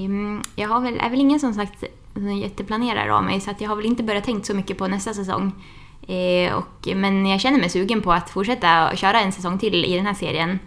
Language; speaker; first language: Swedish; native; Swedish